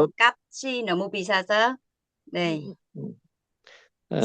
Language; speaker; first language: Korean; non-native, learner; Vietnamese